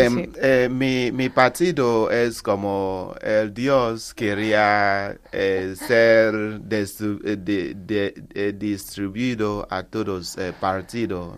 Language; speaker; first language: Spanish; non-native, learner; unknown